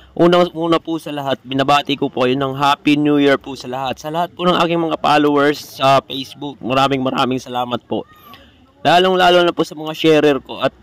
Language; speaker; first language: Filipino; non-native, local second language; Bikol